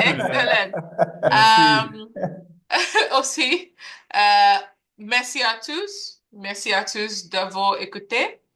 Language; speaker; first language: French; non-native, learner; English